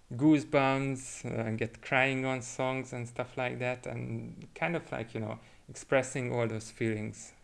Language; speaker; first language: English; non-native, fluent; Hungarian